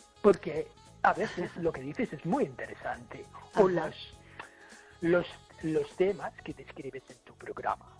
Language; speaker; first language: Spanish; non-native, fluent; English